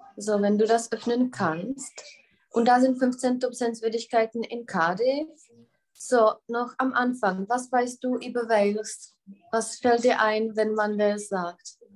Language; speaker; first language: German; non-native, fluent; Czech